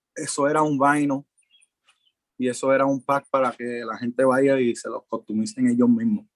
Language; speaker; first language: Spanish; early bilingual, heritage; Spanish